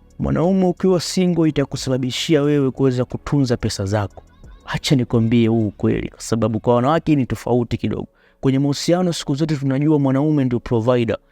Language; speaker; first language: Swahili; native; Swahili